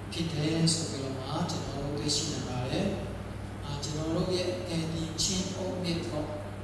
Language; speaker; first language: Burmese; non-native, local second language; Tedim Chin